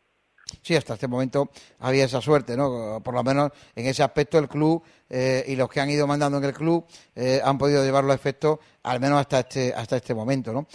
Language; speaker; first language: Spanish; native; Spanish